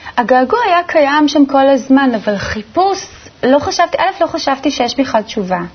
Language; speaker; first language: Hebrew; native; Hebrew